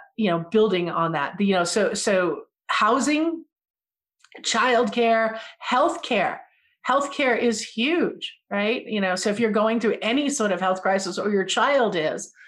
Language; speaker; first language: English; native; English